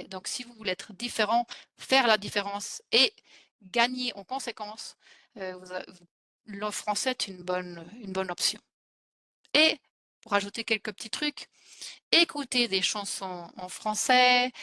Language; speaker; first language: French; non-native, fluent; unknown